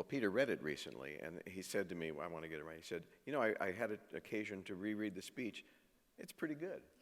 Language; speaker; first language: English; native; English